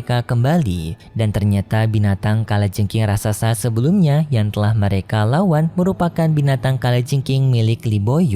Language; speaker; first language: Indonesian; native; Indonesian